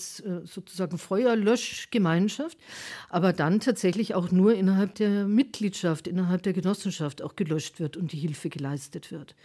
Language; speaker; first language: German; native; German